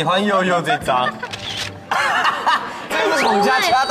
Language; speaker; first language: Chinese; native; Chinese